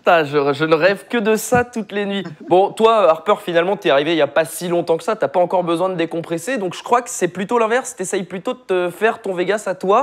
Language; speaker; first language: French; native; French